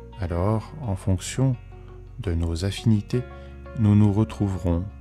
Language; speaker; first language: French; native; French